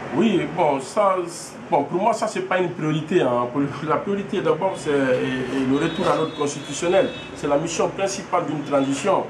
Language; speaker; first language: French; non-native, local second language; Fula